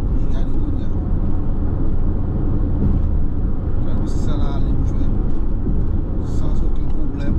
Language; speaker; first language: French; non-native, learner; Haitian Creole